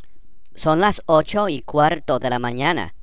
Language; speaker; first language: Spanish; non-native, learner; English